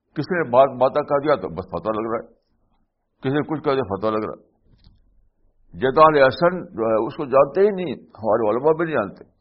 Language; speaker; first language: Urdu; native; Urdu